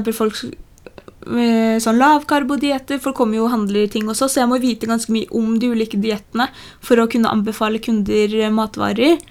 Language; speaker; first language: Norwegian; early bilingual, other home language; Polish